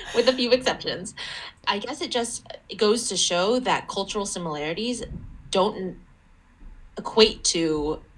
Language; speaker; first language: English; early bilingual, other home language; Chinese